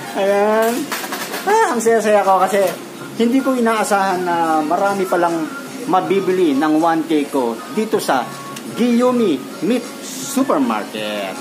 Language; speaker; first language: Filipino; native; Filipino